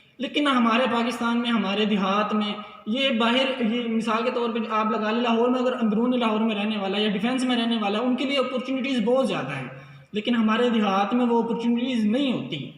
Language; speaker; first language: Urdu; non-native, local second language; Punjabi